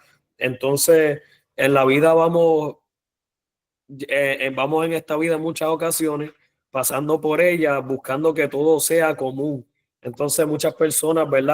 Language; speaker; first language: Spanish; native; Spanish